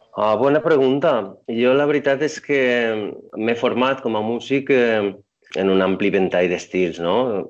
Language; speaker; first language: Catalan; non-native, local second language; Spanish